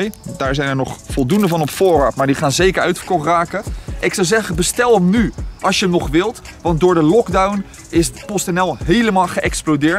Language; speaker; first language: Dutch; native; Dutch